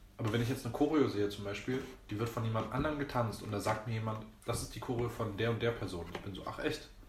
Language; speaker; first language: German; early bilingual, other home language; Greek